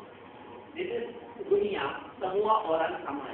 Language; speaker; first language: Indonesian; non-native, learner; Hindi